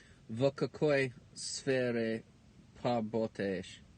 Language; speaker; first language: Russian; non-native, learner; English